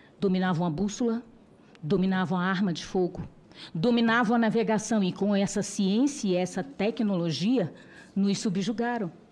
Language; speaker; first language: Portuguese; non-native, local second language; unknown